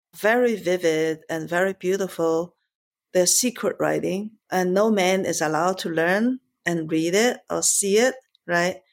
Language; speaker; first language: English; non-native, fluent; Chinese